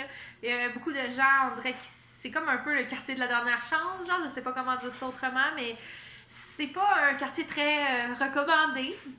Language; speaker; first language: French; native; French